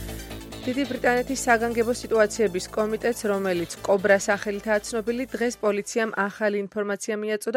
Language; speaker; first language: Georgian; native; Georgian